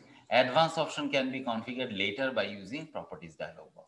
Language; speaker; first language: English; non-native, local second language; Bangla